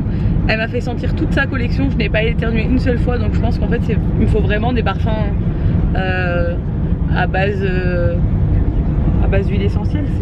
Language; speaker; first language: French; native; French